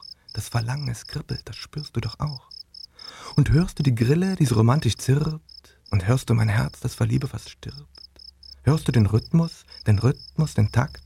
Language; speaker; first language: German; native; German